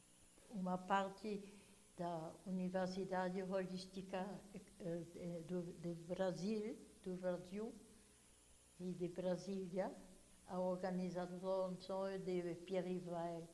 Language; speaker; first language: Portuguese; non-native, fluent; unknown